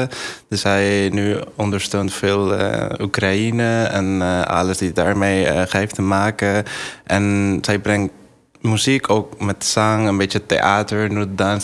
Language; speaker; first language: Dutch; non-native, fluent; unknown